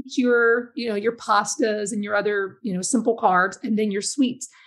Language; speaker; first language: English; native; English